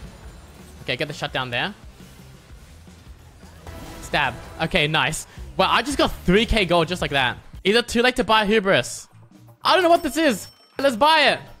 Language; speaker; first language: English; native; English